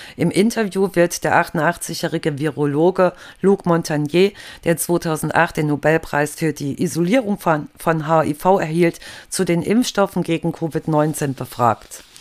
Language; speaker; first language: German; native; German